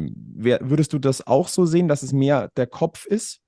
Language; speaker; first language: German; native; German